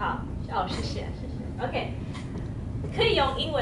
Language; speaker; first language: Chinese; non-native, learner; English